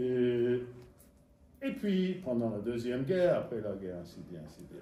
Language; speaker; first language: French; non-native, fluent; English